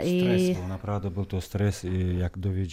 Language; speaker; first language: Polish; non-native, learner; Chechen